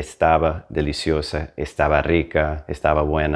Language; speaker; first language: Spanish; non-native, fluent; English